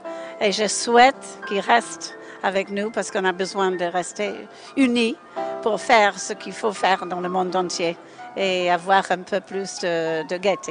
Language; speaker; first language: French; non-native, fluent; English